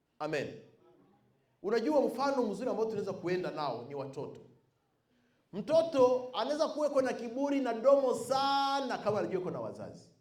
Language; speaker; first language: Swahili; non-native, local second language; Bembe